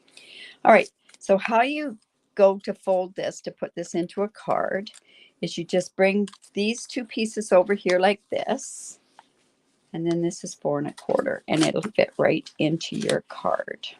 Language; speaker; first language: English; native; English